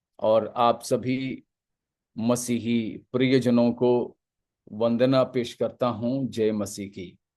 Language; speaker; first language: Hindi; non-native, local second language; Malayalam